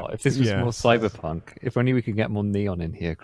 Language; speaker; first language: English; native; English